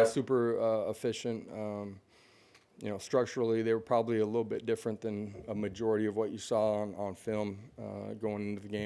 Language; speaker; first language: English; native; English